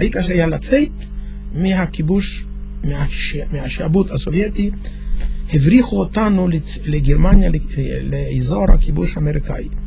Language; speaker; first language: Hebrew; non-native, fluent; Yiddish